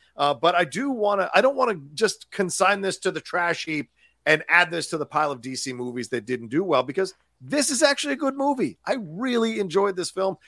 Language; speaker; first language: English; native; English